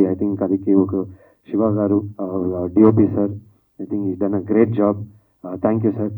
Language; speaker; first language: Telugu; non-native, learner; Kannada